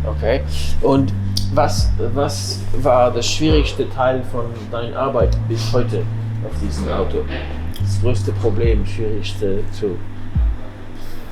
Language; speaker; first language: German; non-native, learner; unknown